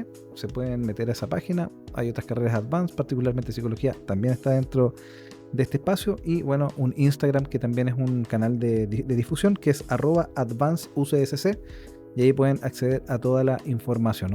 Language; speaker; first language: Spanish; native; Spanish